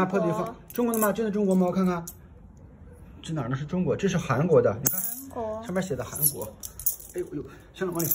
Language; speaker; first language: Chinese; native; Chinese